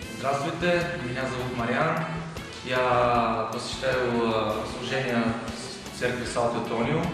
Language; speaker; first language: Russian; non-native, learner; Bulgarian